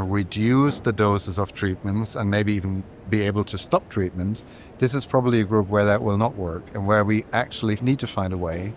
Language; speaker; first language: English; non-native, fluent; German